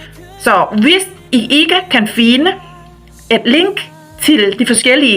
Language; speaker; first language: Danish; non-native, fluent; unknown